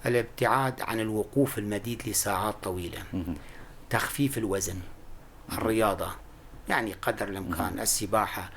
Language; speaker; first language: Arabic; non-native, local second language; Kurdish